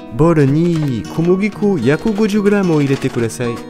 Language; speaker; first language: Japanese; non-native, learner; French